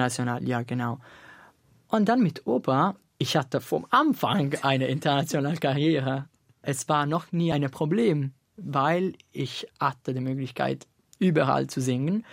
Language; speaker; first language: German; non-native, fluent; Italian